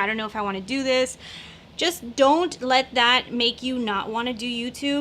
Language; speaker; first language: English; native; English